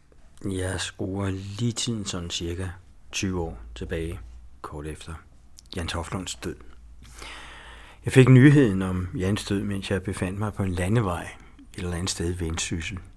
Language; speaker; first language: Danish; native; Danish